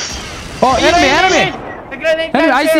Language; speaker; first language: English; non-native, learner; Korean